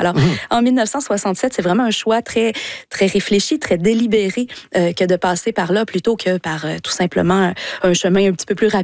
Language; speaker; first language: French; native; French